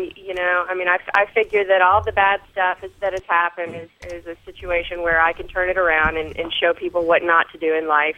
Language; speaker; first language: English; native; English